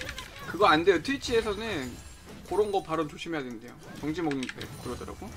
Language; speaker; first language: Korean; native; Korean